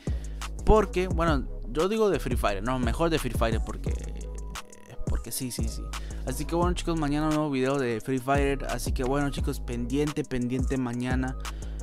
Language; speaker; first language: Spanish; native; Spanish